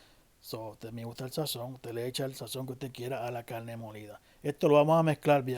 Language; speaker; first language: Spanish; native; Spanish